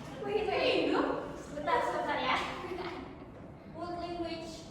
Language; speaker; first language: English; non-native, learner; Indonesian